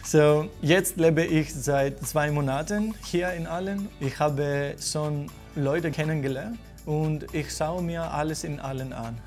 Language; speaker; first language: German; non-native, fluent; Greek